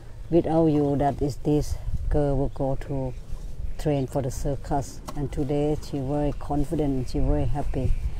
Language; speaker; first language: English; non-native, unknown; Thai